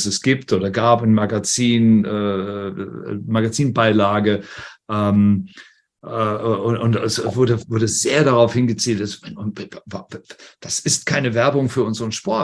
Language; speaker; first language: German; native; German